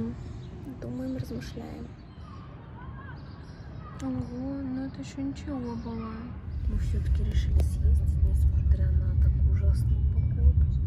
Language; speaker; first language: Russian; native; Russian